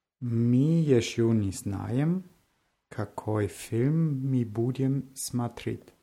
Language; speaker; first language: Russian; non-native, learner; German